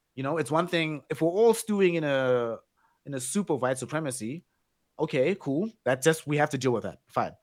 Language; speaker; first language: English; non-native, local second language; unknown